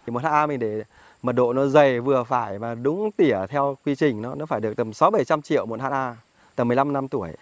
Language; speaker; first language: Vietnamese; non-native, local second language; Iu Mien